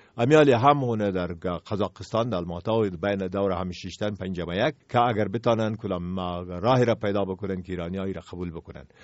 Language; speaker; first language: Persian; native; Persian